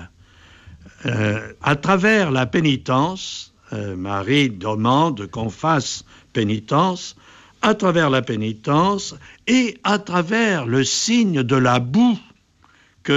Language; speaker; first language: French; native; French